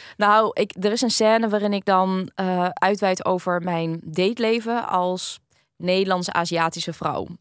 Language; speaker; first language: Dutch; early bilingual, other home language; Vietnamese